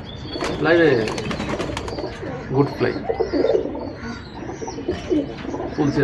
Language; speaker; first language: English; non-native, learner; Bangla